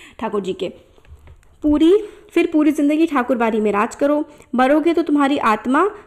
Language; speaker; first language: Hindi; native; Hindi